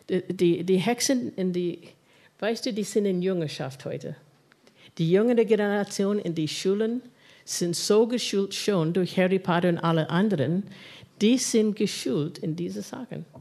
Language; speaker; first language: German; non-native, fluent; English